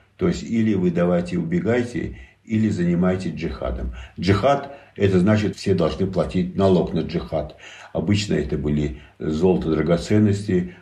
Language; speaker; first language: Russian; non-native, local second language; Tajik